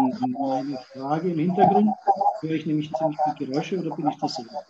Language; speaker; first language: German; native; German